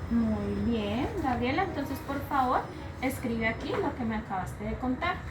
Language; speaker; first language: Spanish; native; Spanish